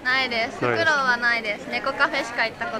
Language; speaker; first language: Japanese; native; Japanese